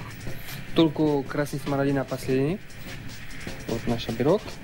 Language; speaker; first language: Russian; non-native, learner; French